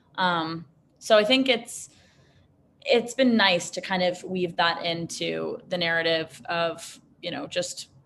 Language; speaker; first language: English; native; English